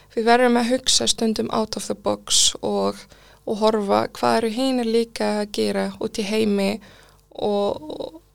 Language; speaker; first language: Icelandic; non-native, fluent; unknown